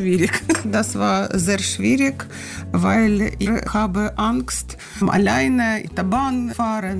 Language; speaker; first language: German; non-native, learner; Ukrainian